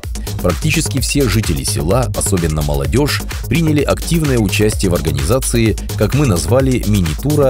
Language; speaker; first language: Russian; native; Russian